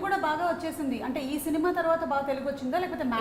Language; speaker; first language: Telugu; native; Telugu